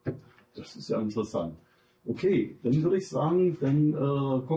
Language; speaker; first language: German; native; German